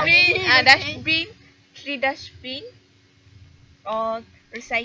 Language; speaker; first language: English; non-native, learner; Malay